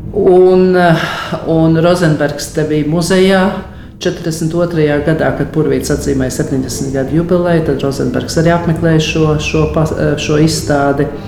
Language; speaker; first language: Latvian; native; Latvian